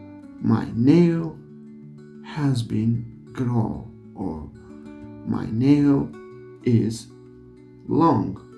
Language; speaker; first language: English; non-native, learner; Kurdish